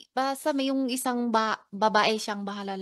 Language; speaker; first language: Filipino; non-native, learner; Chinese